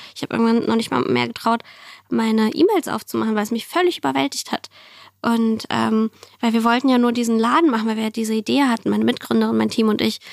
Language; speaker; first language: German; early bilingual, other home language; Russian